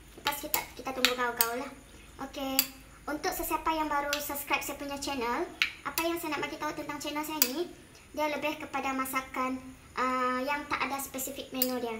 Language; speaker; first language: Malay; non-native, local second language; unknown